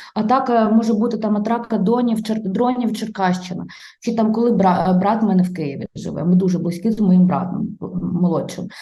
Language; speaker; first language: Ukrainian; non-native, local second language; Russian